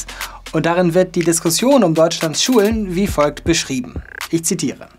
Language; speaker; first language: German; native; German